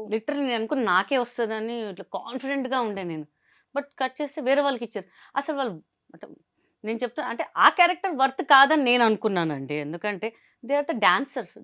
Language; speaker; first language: Telugu; non-native, local second language; Hindi